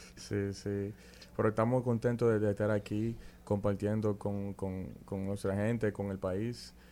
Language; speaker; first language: Spanish; early bilingual, heritage; Spanish